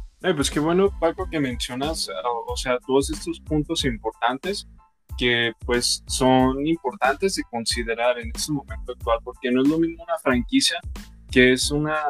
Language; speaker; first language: Spanish; native; Spanish